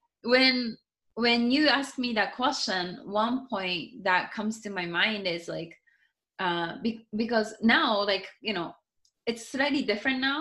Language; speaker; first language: English; non-native, fluent; Japanese